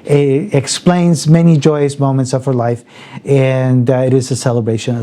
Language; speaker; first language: English; early bilingual, other home language; Spanish